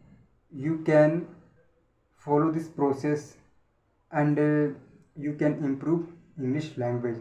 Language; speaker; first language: English; non-native, learner; Hindi